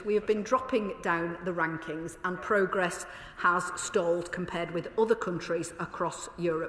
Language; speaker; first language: English; native; English